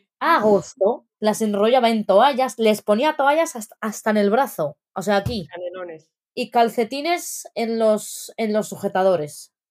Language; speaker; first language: Spanish; early bilingual, other home language; Arabic